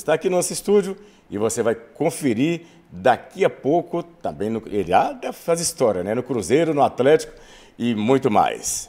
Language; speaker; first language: Portuguese; native; Portuguese